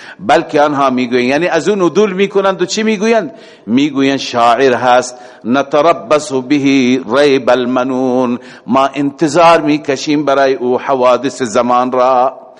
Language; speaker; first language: Persian; native; Persian